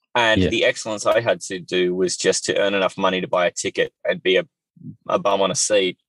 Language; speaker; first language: English; native; English